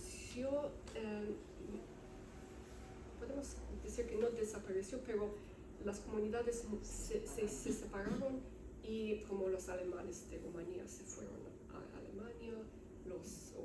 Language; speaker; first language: Spanish; non-native, learner; Romanian